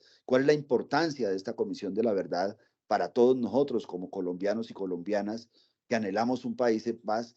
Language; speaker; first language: Spanish; native; Spanish